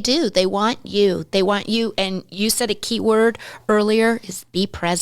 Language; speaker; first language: English; native; English